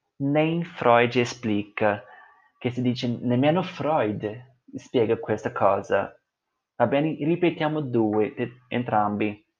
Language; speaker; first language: Italian; non-native, fluent; Portuguese